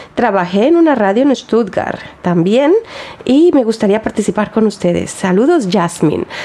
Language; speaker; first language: Spanish; native; Spanish